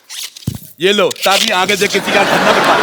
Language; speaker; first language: Hindi; native; Hindi